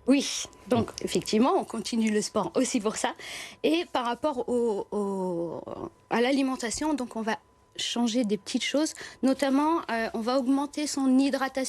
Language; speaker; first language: French; native; French